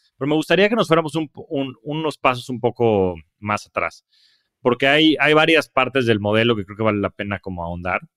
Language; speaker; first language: Spanish; native; Spanish